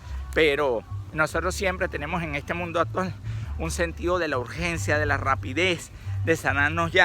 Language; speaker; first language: Spanish; native; Spanish